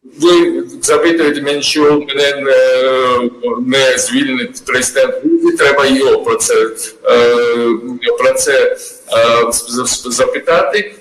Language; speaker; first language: Ukrainian; non-native, learner; Georgian